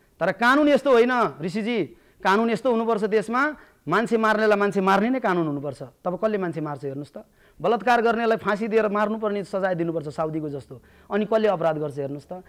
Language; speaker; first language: Nepali; native; Nepali